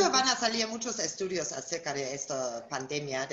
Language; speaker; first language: Spanish; non-native, fluent; German